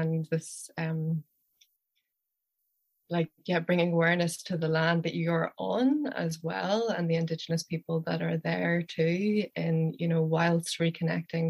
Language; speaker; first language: English; native; English